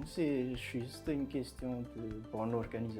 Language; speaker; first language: French; non-native, local second language; Malagasy